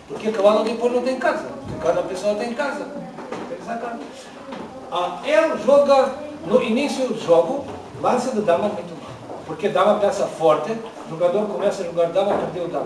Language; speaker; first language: Portuguese; non-native, learner; Ukrainian